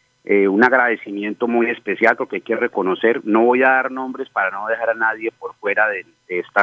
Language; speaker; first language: Spanish; native; Spanish